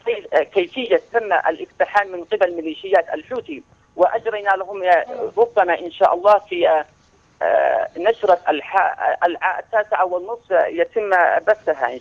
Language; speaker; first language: Arabic; native; Arabic